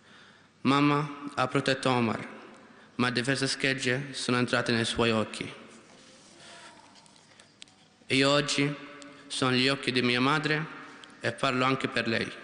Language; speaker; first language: Italian; non-native, learner; Arabic